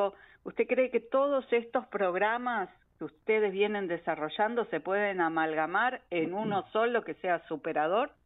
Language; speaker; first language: Spanish; native; Spanish